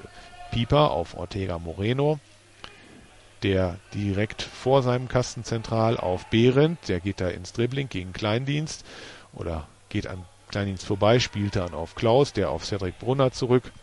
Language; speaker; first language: German; native; German